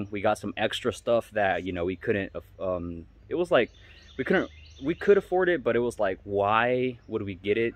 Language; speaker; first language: English; native; English